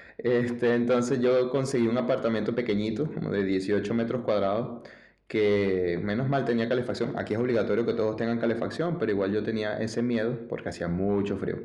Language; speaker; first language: Spanish; native; Spanish